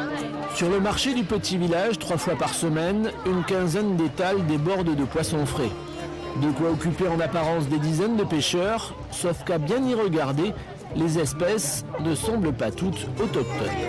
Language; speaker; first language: French; native; French